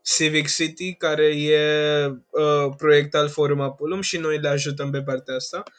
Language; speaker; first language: Romanian; non-native, fluent; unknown